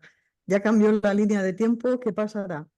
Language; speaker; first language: Spanish; native; Spanish